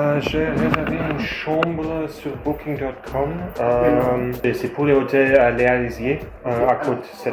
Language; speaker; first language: French; non-native, learner; German